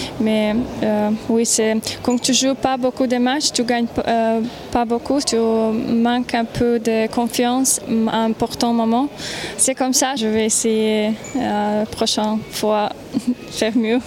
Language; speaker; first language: French; non-native, learner; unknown